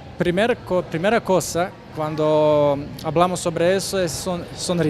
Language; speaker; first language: Spanish; non-native, learner; Croatian